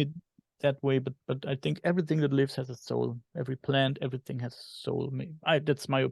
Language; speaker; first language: English; non-native, fluent; German